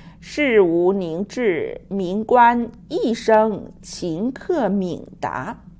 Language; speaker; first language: Chinese; native; Chinese